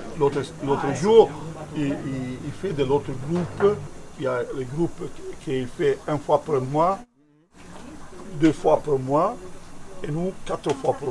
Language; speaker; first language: French; non-native, learner; Italian